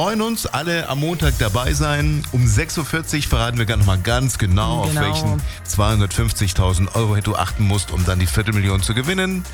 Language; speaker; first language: German; native; German